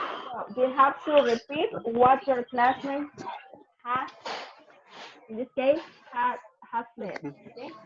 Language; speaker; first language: English; non-native, fluent; Spanish